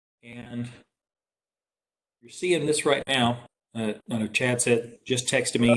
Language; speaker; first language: English; native; English